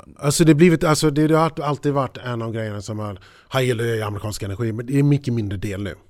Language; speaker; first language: Swedish; early bilingual, heritage; English